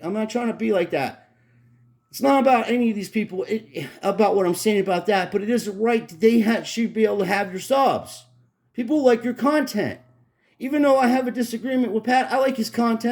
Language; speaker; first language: English; native; English